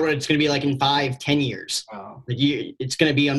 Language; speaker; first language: English; native; English